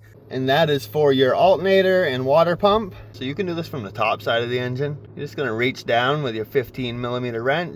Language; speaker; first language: English; native; English